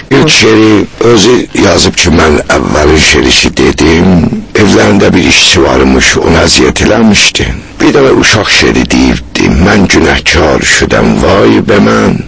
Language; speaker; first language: Azerbaijani; native; Azerbaijani